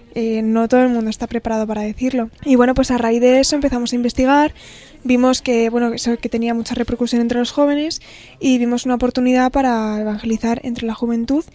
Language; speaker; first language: Spanish; native; Spanish